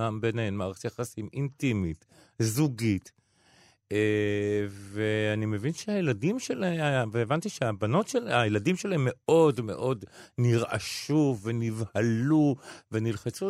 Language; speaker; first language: Hebrew; native; Hebrew